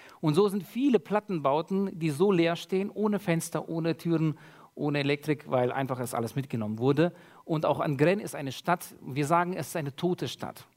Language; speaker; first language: German; early bilingual, other home language; Russian